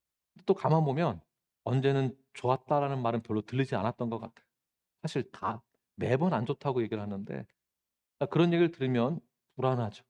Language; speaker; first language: Korean; native; Korean